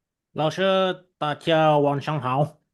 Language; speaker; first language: Chinese; non-native, learner; Indonesian